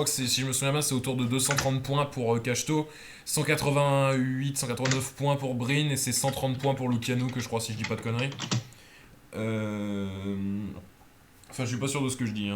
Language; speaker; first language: French; native; French